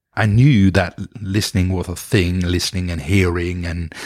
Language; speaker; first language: English; non-native, fluent; Dutch